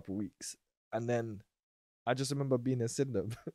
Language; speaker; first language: English; native; English